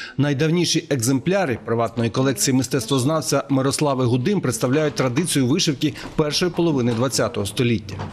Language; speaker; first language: Ukrainian; native; Ukrainian